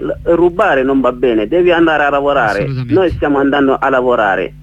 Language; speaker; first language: Italian; non-native, learner; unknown